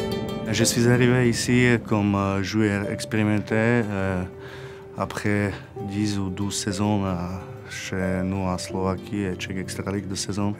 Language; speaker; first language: French; non-native, learner; Slovak